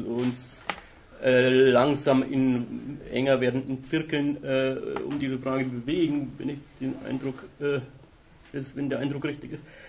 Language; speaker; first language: German; native; German